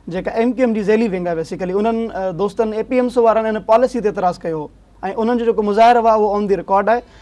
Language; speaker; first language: Sindhi; native; Sindhi